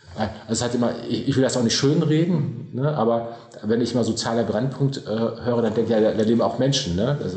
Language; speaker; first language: German; native; German